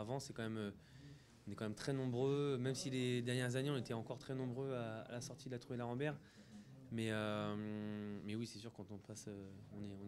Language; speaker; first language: French; native; French